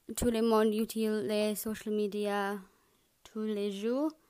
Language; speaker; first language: French; non-native, learner; English